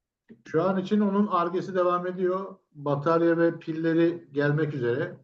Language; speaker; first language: Turkish; native; Turkish